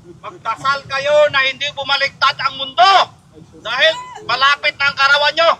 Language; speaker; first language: Filipino; non-native, local second language; Cebuano